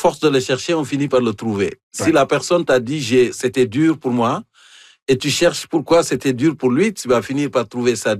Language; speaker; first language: French; native; French